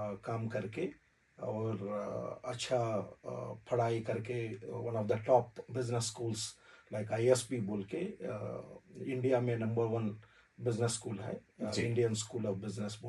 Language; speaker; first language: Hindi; non-native, learner; Telugu